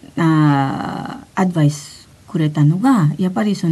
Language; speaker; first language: Japanese; non-native, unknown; Filipino